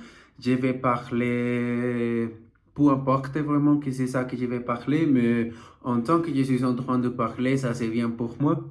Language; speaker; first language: French; non-native, learner; Portuguese